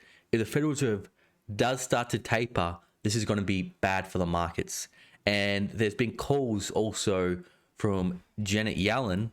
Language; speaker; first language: English; native; English